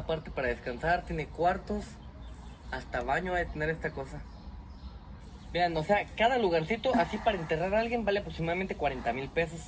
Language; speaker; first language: Spanish; native; Spanish